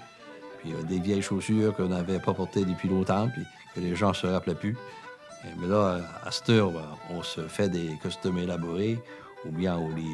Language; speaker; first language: French; native; French